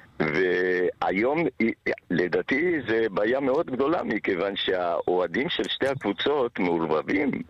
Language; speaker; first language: Hebrew; non-native, fluent; Spanish